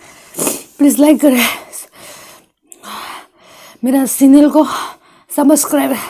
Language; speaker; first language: Hindi; non-native, local second language; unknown